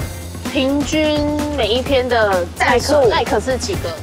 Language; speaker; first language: Chinese; native; Chinese